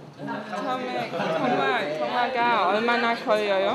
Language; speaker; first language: Korean; non-native, learner; German